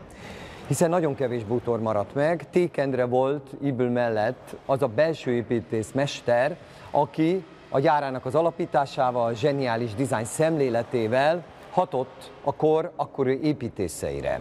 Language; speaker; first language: Hungarian; native; Hungarian